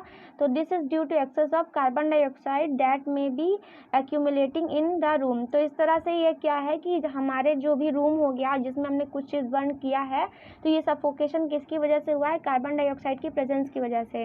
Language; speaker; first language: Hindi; native; Hindi